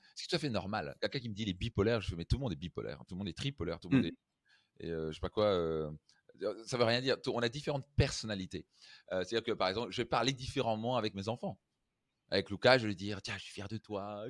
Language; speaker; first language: French; native; French